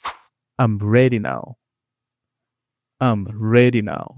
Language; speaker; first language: English; non-native, fluent; Bangla